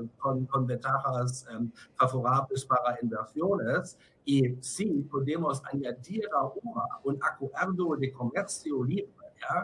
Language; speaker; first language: Spanish; non-native, fluent; German